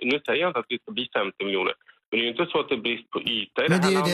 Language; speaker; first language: Swedish; native; Swedish